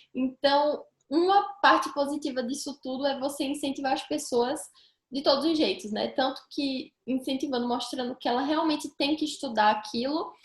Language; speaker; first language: Portuguese; native; Portuguese